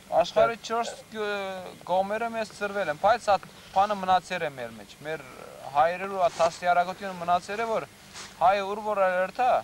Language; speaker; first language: Armenian; early bilingual, heritage; Armenian